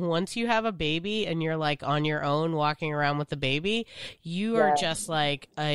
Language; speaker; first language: English; native; English